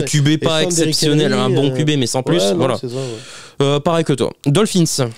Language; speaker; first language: French; native; French